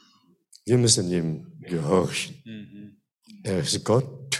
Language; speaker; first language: German; non-native, fluent; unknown